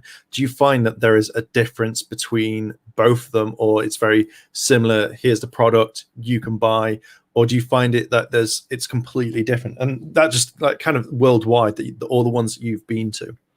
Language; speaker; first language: English; native; English